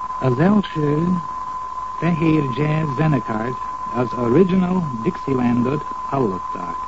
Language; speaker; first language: Hungarian; non-native, fluent; English